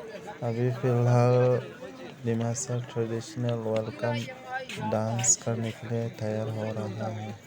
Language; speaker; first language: Hindi; non-native, local second language; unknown